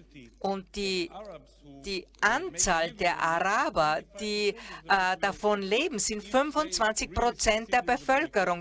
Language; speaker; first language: German; non-native, fluent; Hebrew